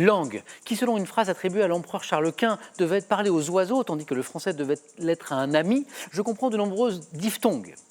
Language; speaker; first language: French; native; French